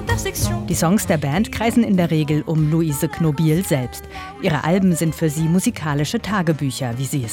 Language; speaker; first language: German; native; German